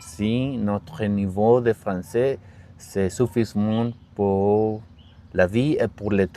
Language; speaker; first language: French; non-native, learner; Spanish